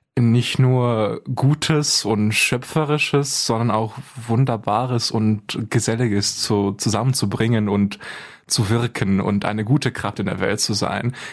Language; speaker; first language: German; early bilingual, other home language; Bulgarian